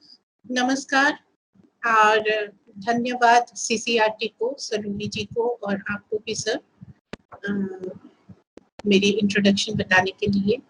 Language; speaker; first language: Hindi; non-native, fluent; Bangla